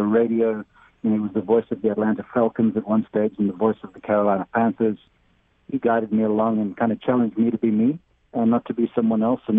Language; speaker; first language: English; native; English